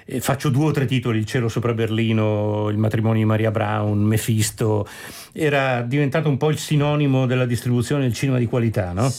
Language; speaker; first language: Italian; native; Italian